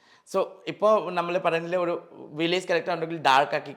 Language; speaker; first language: Malayalam; non-native, fluent; Assamese